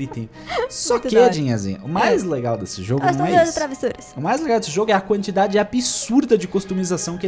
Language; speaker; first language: Portuguese; native; Portuguese